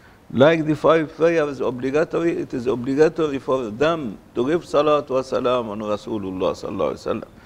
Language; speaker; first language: English; non-native, fluent; Arabic